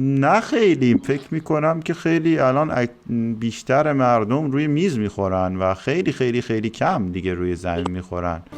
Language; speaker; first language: Persian; native; Persian